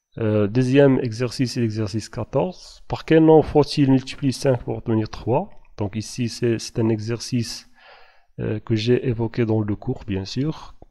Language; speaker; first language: French; non-native, local second language; Arabic